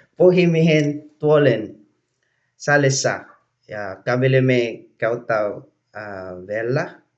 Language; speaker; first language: Finnish; non-native, learner; Cebuano